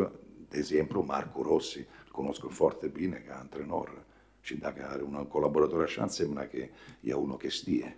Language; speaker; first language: Romanian; non-native, fluent; Italian